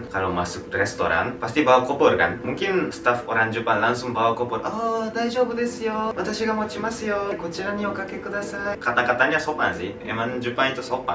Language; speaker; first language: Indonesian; non-native, fluent; Japanese